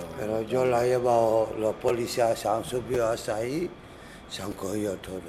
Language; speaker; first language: Spanish; non-native, learner; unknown